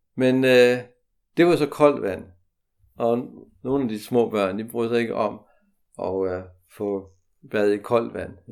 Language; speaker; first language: Danish; native; Danish